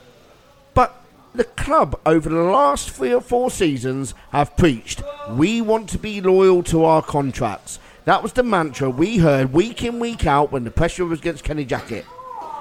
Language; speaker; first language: English; native; English